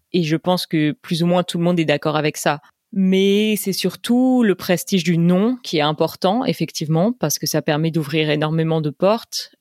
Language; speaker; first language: French; native; French